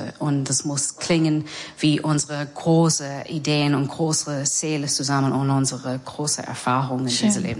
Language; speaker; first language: German; non-native, learner; English